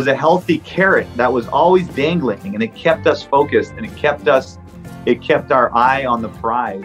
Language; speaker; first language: English; non-native, local second language; French